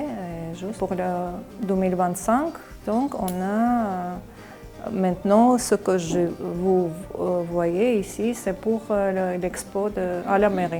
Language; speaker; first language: French; non-native, learner; Armenian